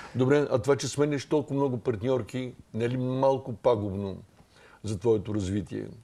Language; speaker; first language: Bulgarian; native; Bulgarian